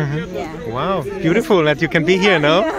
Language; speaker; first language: English; non-native, fluent; German